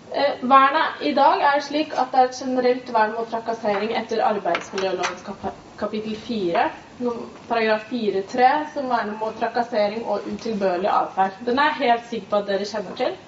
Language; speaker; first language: Norwegian; native; Norwegian